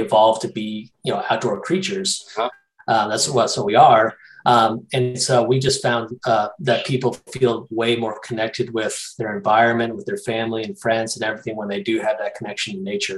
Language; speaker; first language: English; native; English